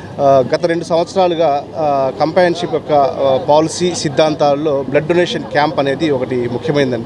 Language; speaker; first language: Telugu; native; Telugu